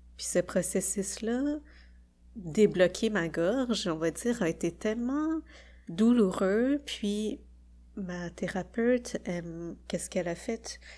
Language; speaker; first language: French; early bilingual, other home language; Khmer